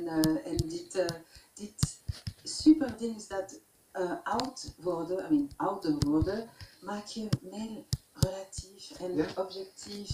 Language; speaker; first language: Dutch; non-native, local second language; French